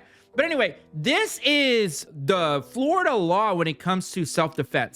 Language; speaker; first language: English; native; English